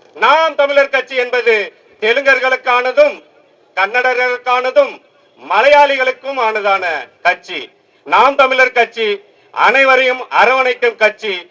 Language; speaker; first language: Tamil; native; Tamil